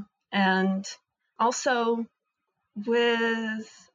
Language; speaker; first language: English; non-native, fluent; Russian